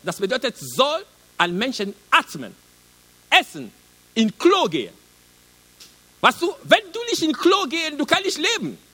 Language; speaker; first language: German; non-native, learner; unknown